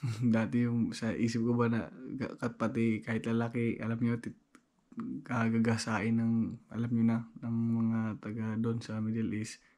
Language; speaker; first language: Filipino; native; Filipino